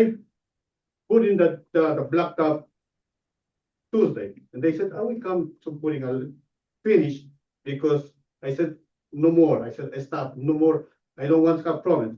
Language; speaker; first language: English; non-native, learner; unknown